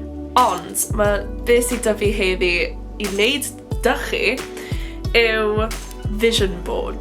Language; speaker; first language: Welsh; non-native, local second language; English